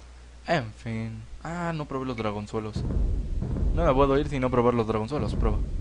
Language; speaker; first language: Spanish; native; Spanish